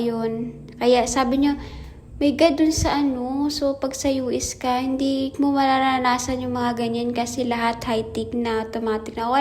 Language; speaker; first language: Filipino; non-native, local second language; Hiligaynon